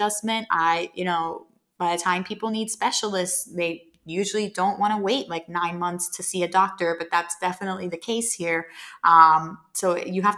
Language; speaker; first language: English; native; English